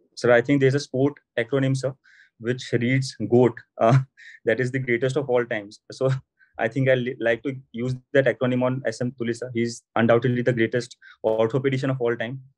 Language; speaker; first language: English; non-native, local second language; Assamese